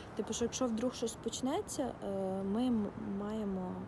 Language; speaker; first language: Ukrainian; non-native, local second language; Russian